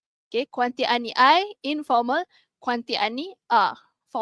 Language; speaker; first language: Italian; non-native, fluent; Malay